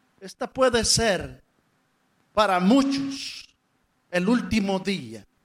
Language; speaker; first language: Spanish; native; Spanish